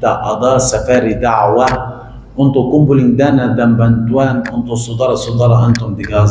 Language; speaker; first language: Indonesian; non-native, fluent; Arabic